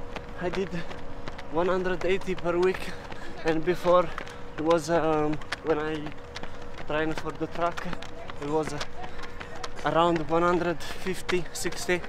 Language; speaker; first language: English; non-native, learner; Italian